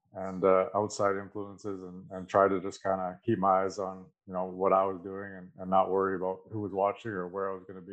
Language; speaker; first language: English; native; English